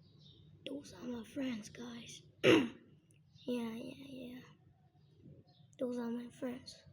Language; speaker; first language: English; non-native, learner; Burmese